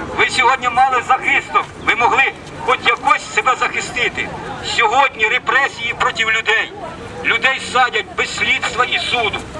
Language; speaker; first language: Ukrainian; native; Ukrainian